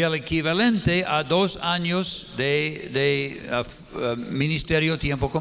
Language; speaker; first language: Spanish; non-native, fluent; English